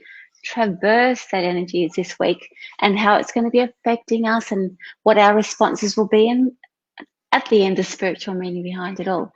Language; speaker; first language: English; native; English